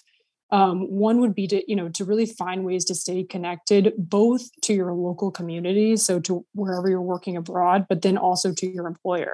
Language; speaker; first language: English; native; English